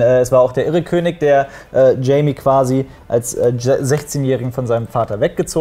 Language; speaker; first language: German; native; German